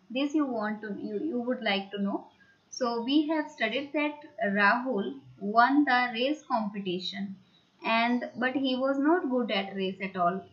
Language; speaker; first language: English; non-native, local second language; Hindi